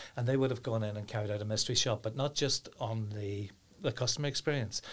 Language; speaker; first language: English; native; English